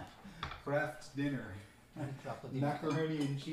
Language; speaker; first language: Japanese; non-native, learner; English